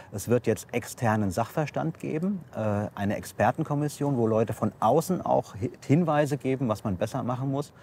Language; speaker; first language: German; native; German